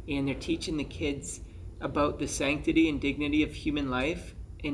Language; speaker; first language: English; native; English